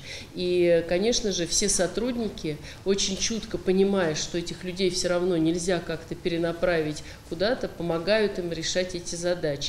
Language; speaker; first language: Russian; native; Russian